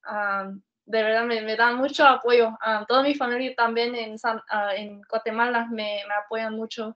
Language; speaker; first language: Spanish; early bilingual, heritage; Spanish